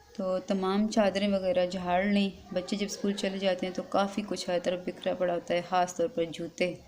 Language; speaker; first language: Urdu; non-native, local second language; Northern Hindko